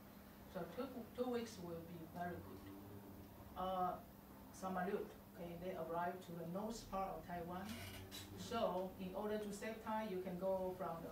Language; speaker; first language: English; non-native, fluent; Chinese